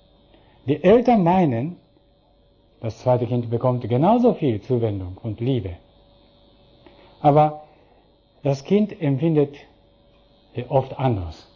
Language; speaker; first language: German; non-native, fluent; Japanese